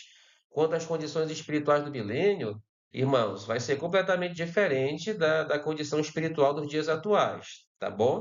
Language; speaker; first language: Portuguese; native; Portuguese